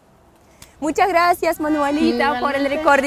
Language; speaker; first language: Spanish; non-native, learner; Russian